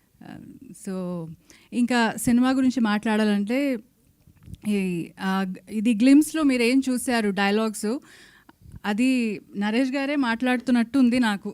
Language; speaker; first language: Telugu; non-native, local second language; Kannada